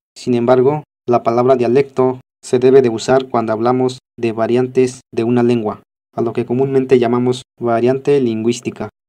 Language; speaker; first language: Spanish; non-native, local second language; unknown